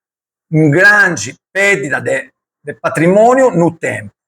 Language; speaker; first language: Portuguese; non-native, learner; Italian